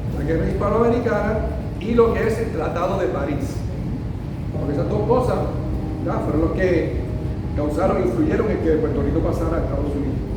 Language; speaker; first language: Spanish; early bilingual, heritage; Spanish